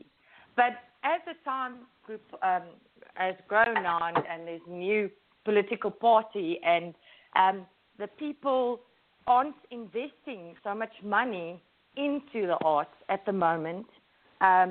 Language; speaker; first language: English; native; English